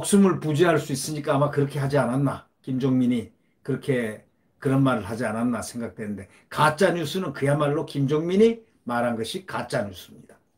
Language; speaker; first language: Korean; native; Korean